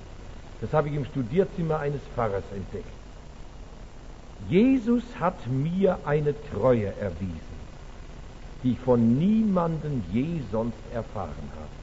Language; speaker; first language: German; native; German